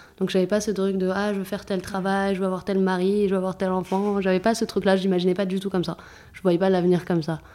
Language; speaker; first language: French; early bilingual, other home language; Arabic